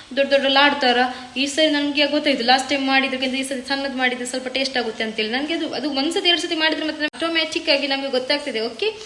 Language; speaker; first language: Kannada; non-native, local second language; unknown